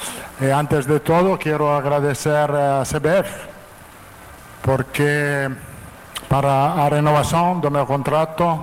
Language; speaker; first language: Portuguese; non-native, fluent; Italian